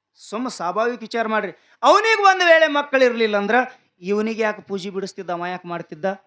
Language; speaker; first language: Kannada; non-native, local second language; Lambadi